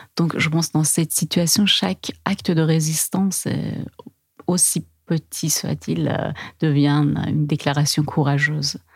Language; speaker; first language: French; non-native, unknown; Persian